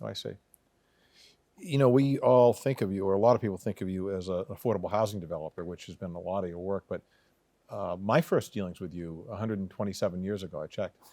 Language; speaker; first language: English; native; English